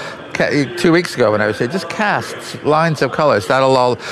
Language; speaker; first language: English; native; English